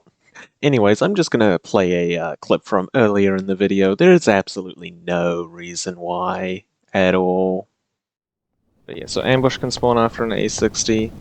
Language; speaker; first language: English; native; English